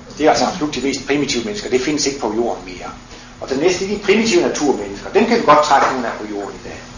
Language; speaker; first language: Danish; native; Danish